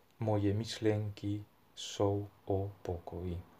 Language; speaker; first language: Czech; non-native, fluent; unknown